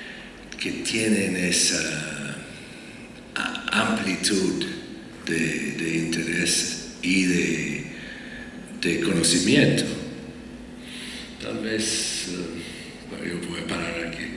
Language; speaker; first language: Spanish; non-native, fluent; English